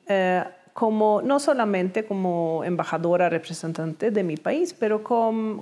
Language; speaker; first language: Spanish; non-native, fluent; Swedish